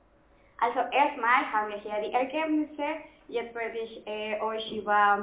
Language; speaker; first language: German; non-native, fluent; Spanish